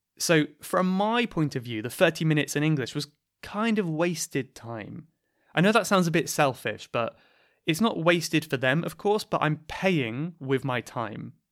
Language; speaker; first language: English; native; English